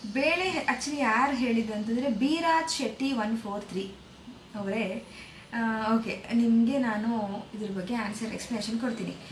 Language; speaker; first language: Kannada; non-native, local second language; Malayalam